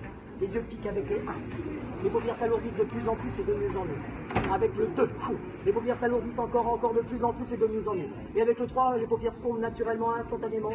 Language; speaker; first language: French; native; French